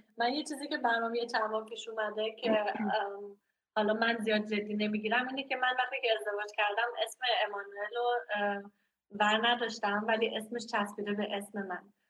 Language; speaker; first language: Persian; early bilingual, heritage; Persian